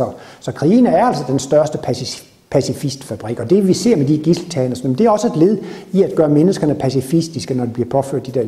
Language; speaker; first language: Danish; native; Danish